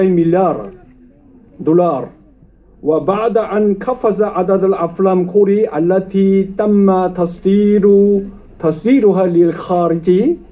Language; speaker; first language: Arabic; non-native, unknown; Korean